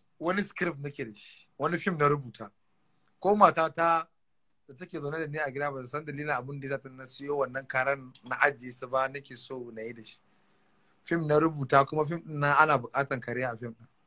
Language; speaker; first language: Hausa; native; Hausa